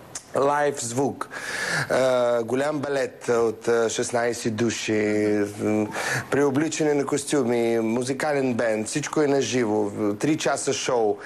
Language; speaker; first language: Bulgarian; early bilingual, heritage; Russian